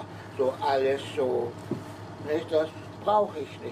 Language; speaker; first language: German; non-native, learner; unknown